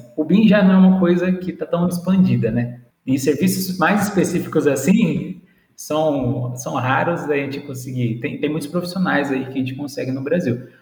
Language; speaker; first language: Portuguese; native; Portuguese